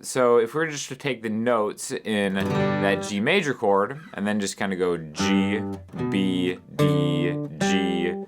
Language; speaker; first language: English; native; English